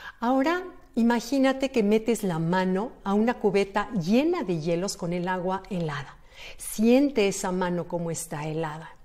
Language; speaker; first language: Spanish; native; Spanish